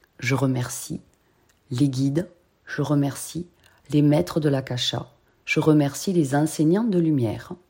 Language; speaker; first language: French; native; French